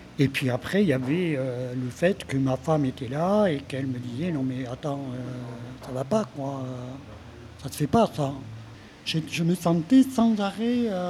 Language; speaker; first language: French; native; French